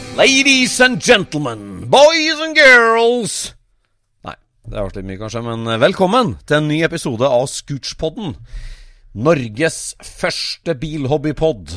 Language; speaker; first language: Norwegian; native; Norwegian